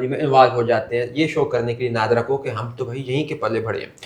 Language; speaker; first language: Urdu; native; Urdu